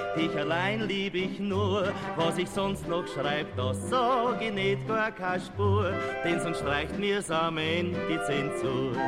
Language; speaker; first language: German; native; German